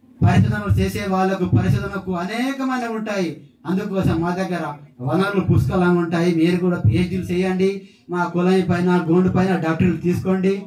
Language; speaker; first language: Telugu; non-native, local second language; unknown